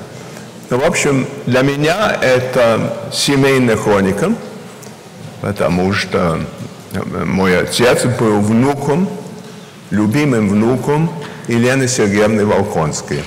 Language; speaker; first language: Russian; early bilingual, heritage; Russian